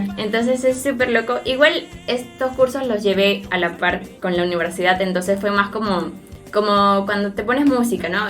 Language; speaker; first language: Spanish; non-native, local second language; Quechua